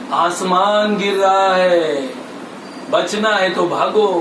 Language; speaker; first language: Hindi; non-native, local second language; Marathi